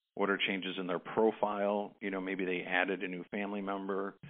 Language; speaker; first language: English; native; English